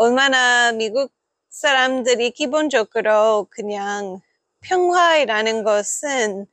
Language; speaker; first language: Korean; non-native, fluent; English